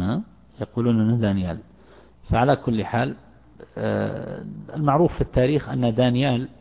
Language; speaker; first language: Arabic; native; Arabic